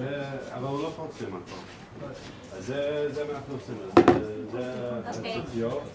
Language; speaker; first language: Hebrew; non-native, learner; English